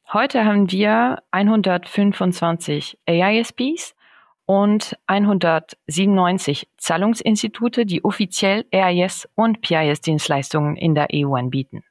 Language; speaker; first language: German; non-native, fluent; French